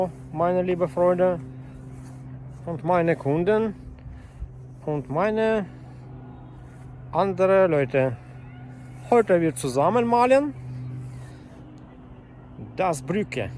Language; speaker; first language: German; non-native, learner; Russian